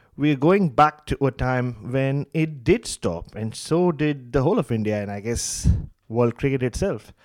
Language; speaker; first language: English; non-native, local second language; Tamil